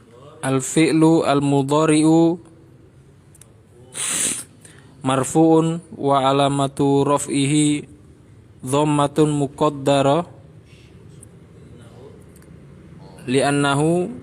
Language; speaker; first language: Arabic; non-native, learner; Indonesian